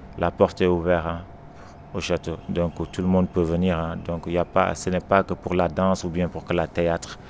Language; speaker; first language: French; non-native, local second language; Wolof